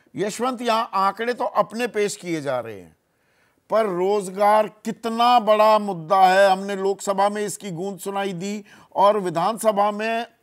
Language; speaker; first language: Hindi; native; Hindi